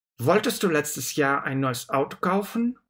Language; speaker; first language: German; non-native, fluent; Russian